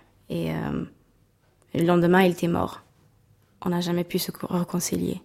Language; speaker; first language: French; non-native, fluent; Swedish